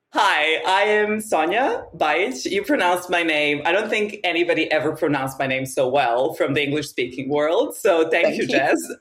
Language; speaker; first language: English; non-native, fluent; Serbian